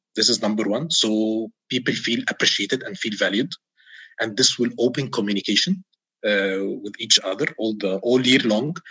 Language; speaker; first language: English; non-native, fluent; Arabic